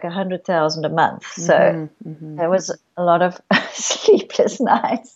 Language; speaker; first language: English; native; English